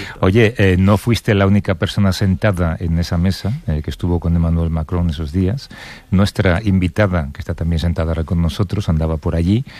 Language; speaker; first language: Spanish; native; Spanish